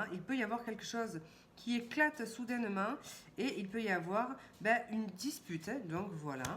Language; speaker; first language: French; native; French